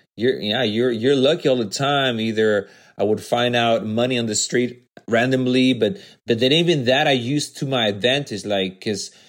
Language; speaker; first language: English; early bilingual, other home language; Spanish